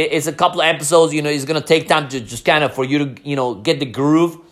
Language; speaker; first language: English; non-native, fluent; Spanish